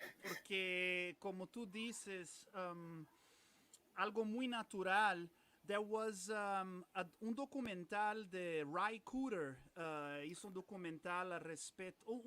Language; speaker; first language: Spanish; non-native, fluent; Portuguese